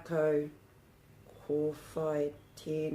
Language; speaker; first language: Māori; non-native, learner; English